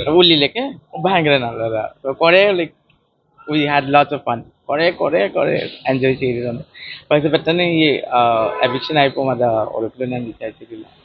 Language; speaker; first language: Malayalam; non-native, local second language; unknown